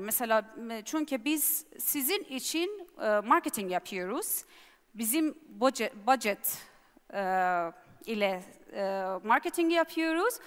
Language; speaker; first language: Turkish; non-native, learner; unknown